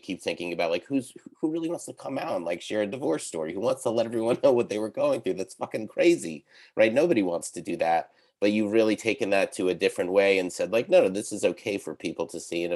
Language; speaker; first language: English; native; English